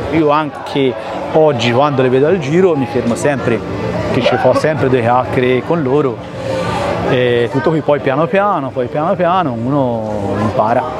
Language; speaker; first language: Italian; early bilingual, other home language; Punjabi